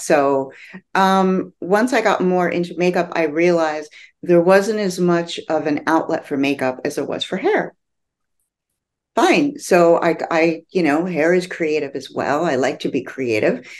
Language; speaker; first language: English; native; English